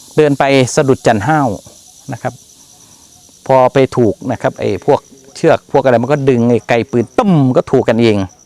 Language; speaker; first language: Thai; native; Thai